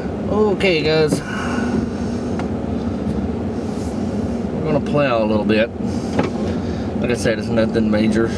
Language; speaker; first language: English; native; English